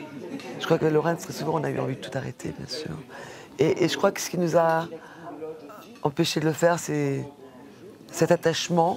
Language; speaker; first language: French; native; French